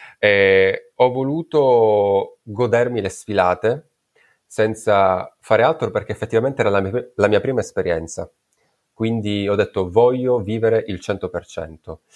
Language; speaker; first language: Italian; native; Italian